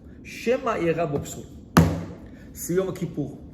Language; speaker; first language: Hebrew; non-native, fluent; French